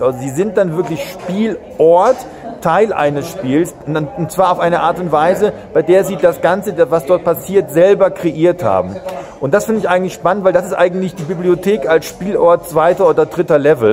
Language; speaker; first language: German; native; German